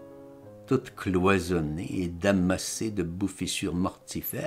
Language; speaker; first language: French; native; French